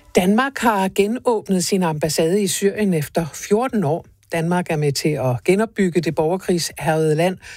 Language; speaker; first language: Danish; native; Danish